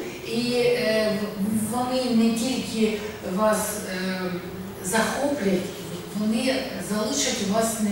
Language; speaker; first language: Ukrainian; non-native, local second language; Russian